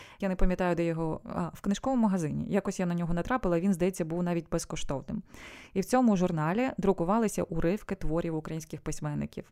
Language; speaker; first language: Ukrainian; non-native, local second language; Russian